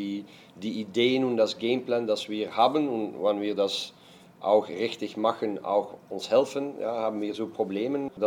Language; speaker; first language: German; non-native, fluent; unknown